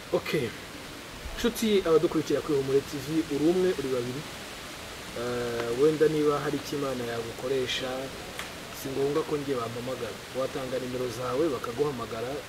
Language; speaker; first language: Kinyarwanda; native; Kinyarwanda